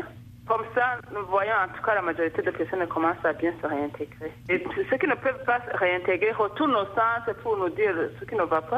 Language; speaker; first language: French; non-native, local second language; Rundi